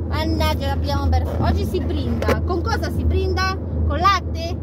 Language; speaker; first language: Italian; non-native, learner; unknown